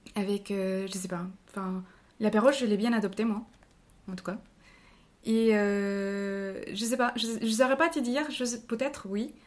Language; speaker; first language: French; non-native, fluent; Spanish